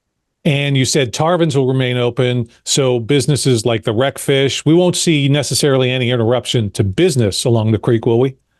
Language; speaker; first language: English; native; English